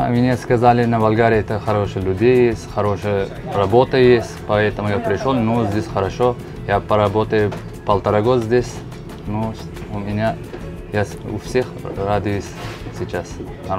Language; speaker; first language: Russian; non-native, learner; Uzbek